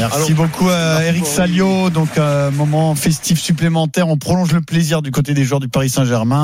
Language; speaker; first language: French; native; French